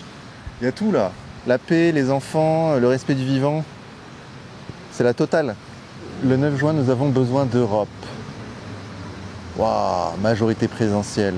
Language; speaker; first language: French; native; French